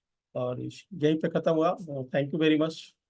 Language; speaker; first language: Hindi; native; Hindi